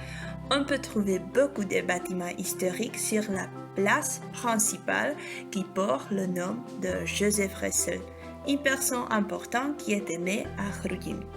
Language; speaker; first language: French; non-native, fluent; Czech